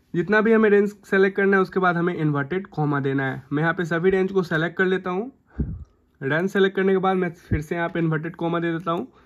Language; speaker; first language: Hindi; native; Hindi